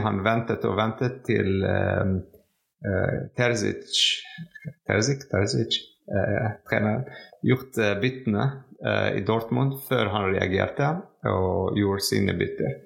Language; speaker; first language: Norwegian; non-native, fluent; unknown